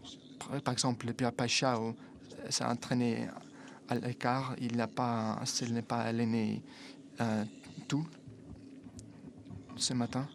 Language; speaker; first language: French; non-native, fluent; Italian